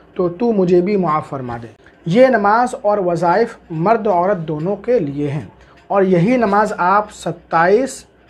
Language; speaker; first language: Hindi; native; Hindi